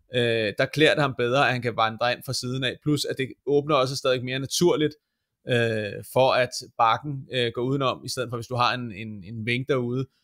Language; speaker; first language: Danish; native; Danish